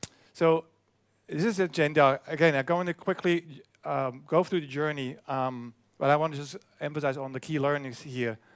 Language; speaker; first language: English; non-native, fluent; German